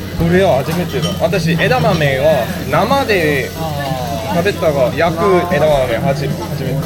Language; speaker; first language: Japanese; non-native, learner; Korean